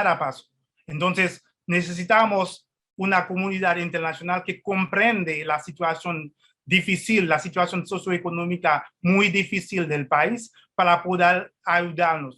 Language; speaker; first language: Spanish; non-native, fluent; Haitian Creole